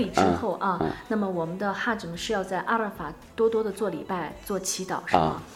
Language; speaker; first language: Chinese; native; Chinese